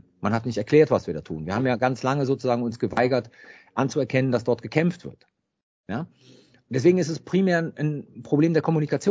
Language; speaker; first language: German; native; German